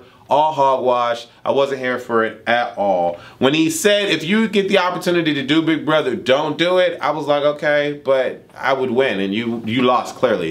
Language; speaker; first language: English; native; English